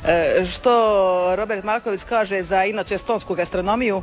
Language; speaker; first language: Serbian; native; Serbian